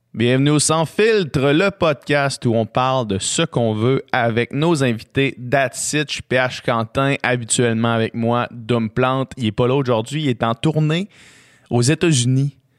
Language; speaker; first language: French; native; French